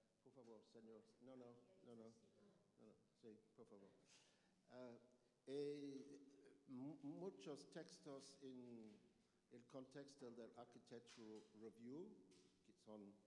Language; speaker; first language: Spanish; non-native, learner; English